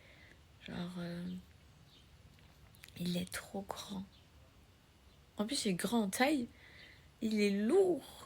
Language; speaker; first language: French; native; French